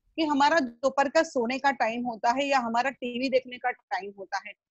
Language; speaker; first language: Hindi; non-native, local second language; Gujarati